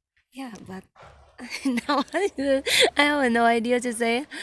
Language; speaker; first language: English; non-native, learner; Vietnamese